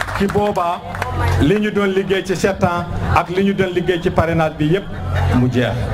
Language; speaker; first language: Wolof; non-native, local second language; Fula